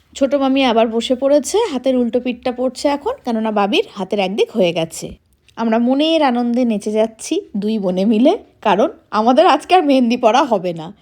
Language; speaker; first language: Bangla; non-native, local second language; Hindi